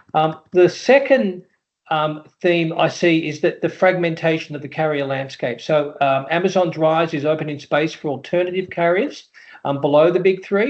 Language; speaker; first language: English; native; English